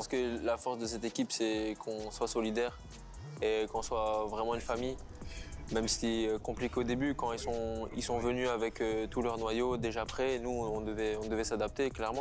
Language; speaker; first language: French; native; French